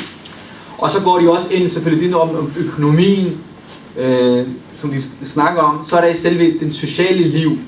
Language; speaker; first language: Danish; early bilingual, other home language; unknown